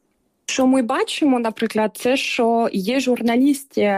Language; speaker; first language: Ukrainian; non-native, fluent; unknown